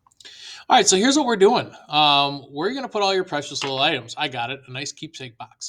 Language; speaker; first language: English; native; English